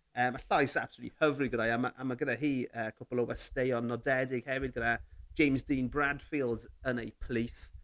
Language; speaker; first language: Welsh; native; Welsh